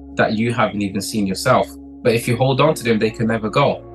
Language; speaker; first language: English; early bilingual, other home language; Portuguese